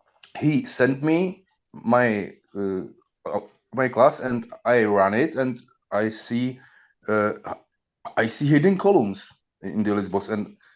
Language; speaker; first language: English; non-native, learner; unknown